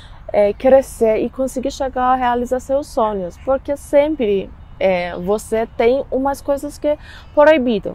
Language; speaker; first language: Portuguese; non-native, learner; Persian